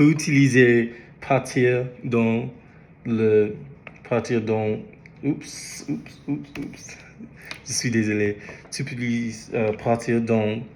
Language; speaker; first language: French; non-native, learner; English